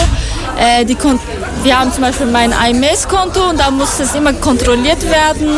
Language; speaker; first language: German; non-native, fluent; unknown